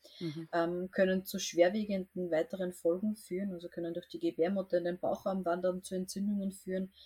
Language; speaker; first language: German; native; German